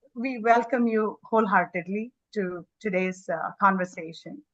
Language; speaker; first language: English; non-native, local second language; Kannada